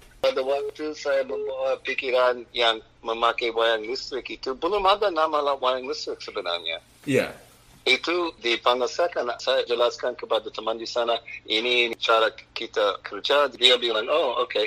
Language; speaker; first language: Indonesian; non-native, fluent; English